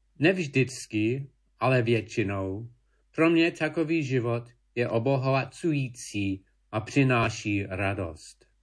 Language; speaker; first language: Czech; non-native, fluent; English